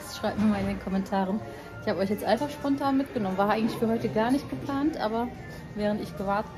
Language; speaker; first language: German; early bilingual, other home language; Turkish